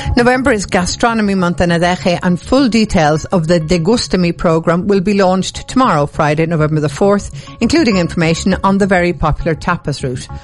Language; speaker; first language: English; native; English